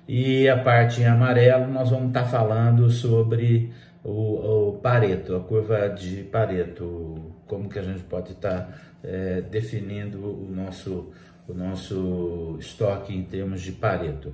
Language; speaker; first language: Portuguese; native; Portuguese